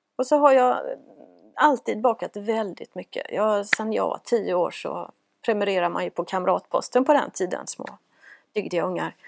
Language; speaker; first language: Swedish; native; Swedish